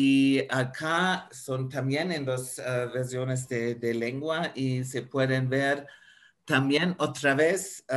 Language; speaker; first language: Spanish; non-native, fluent; German